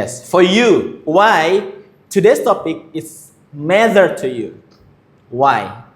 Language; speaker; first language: English; non-native, fluent; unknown